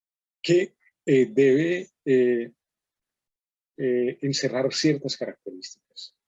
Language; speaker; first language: Spanish; native; Spanish